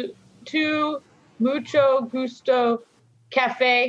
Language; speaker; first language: Spanish; non-native, learner; English